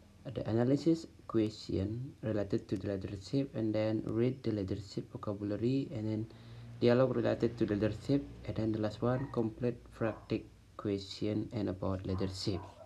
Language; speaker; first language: English; non-native, learner; Balinese